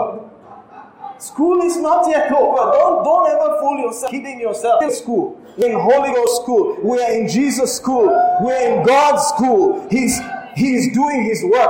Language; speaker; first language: English; non-native, local second language; Malayalam